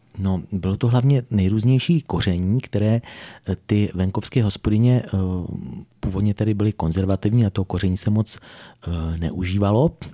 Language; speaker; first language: Czech; native; Czech